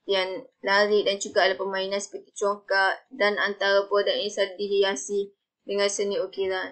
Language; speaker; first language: Malay; native; Malay